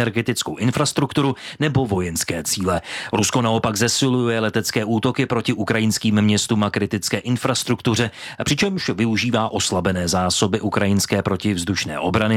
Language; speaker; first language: Czech; native; Czech